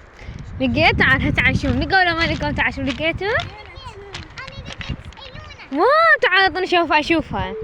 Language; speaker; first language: Arabic; native; Arabic